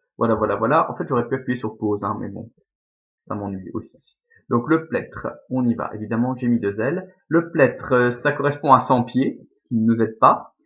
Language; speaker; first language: French; native; French